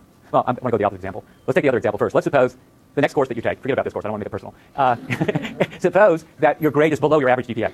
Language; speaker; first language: English; native; English